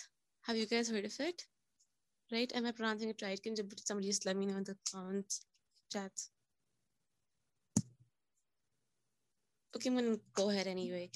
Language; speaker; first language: English; non-native, local second language; Hindi